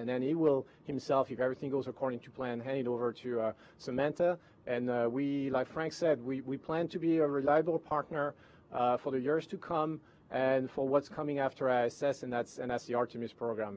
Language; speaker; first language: English; non-native, fluent; French